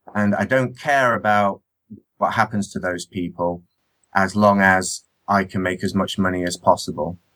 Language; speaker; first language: English; native; English